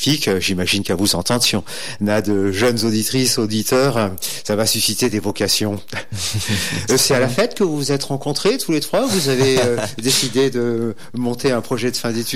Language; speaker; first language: French; native; French